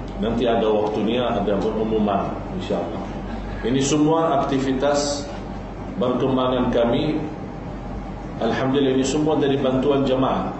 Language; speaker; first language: Malay; non-native, fluent; Arabic